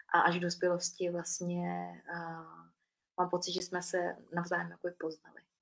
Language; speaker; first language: Czech; early bilingual, other home language; Vietnamese